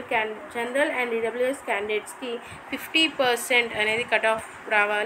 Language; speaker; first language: Telugu; native; Telugu